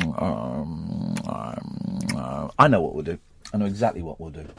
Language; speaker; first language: English; native; English